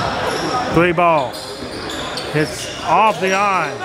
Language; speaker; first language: English; native; English